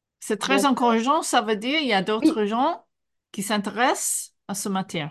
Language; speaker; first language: French; non-native, fluent; English